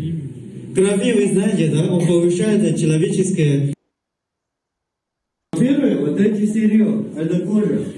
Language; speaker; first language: Russian; non-native, local second language; Kazakh